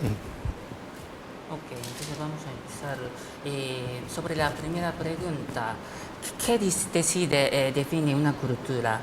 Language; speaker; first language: Spanish; non-native, fluent; Japanese